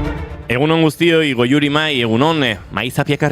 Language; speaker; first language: Basque; native; Basque